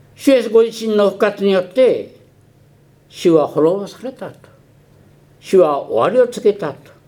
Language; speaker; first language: Japanese; early bilingual, heritage; Japanese